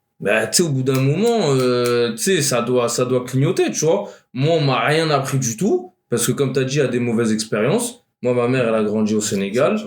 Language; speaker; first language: French; native; French